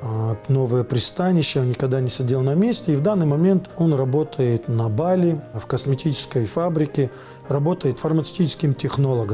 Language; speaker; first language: Russian; native; Russian